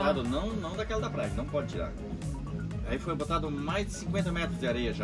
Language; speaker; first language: Portuguese; native; Portuguese